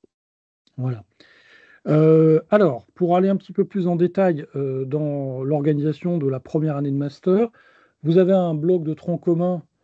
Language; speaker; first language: French; native; French